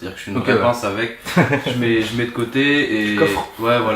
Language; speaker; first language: French; native; French